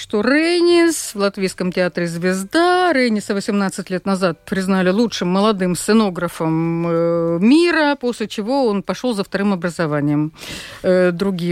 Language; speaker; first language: Russian; native; Russian